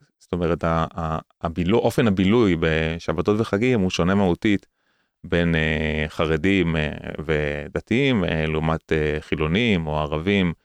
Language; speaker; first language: Hebrew; native; Hebrew